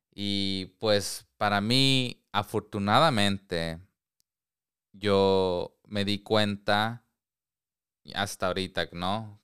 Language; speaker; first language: Spanish; early bilingual, heritage; Spanish